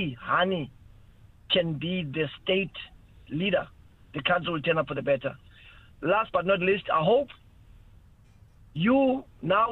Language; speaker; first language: English; non-native, local second language; Xhosa